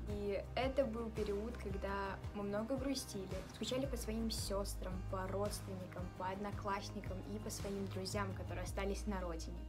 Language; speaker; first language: Russian; early bilingual, other home language; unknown